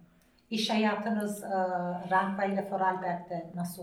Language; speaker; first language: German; early bilingual, other home language; Turkish